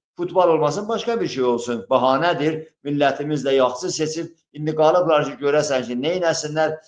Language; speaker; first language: Azerbaijani; native; Azerbaijani